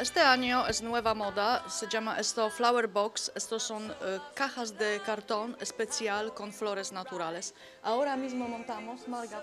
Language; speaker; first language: Spanish; non-native, learner; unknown